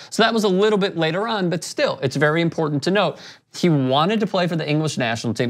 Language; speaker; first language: English; native; English